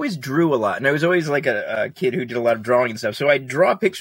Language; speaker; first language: English; native; English